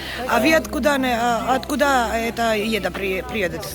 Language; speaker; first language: Russian; non-native, learner; Macedonian